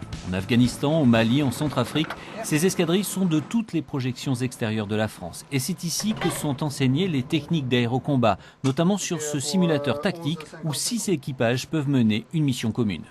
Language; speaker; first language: French; native; French